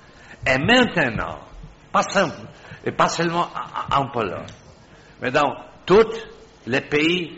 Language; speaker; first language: French; non-native, fluent; Polish